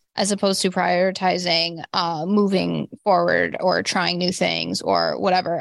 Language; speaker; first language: English; native; English